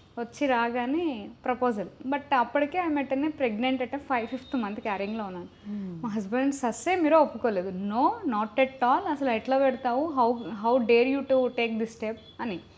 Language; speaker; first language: Telugu; native; Telugu